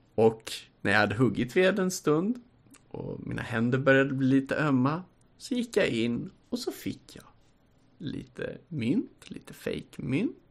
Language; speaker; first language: Swedish; native; Swedish